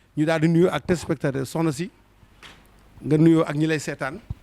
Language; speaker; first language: Wolof; native; Wolof